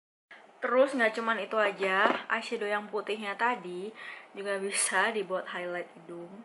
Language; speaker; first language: Indonesian; native; Indonesian